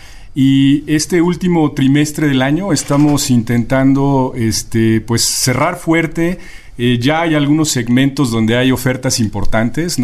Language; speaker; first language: Spanish; native; Spanish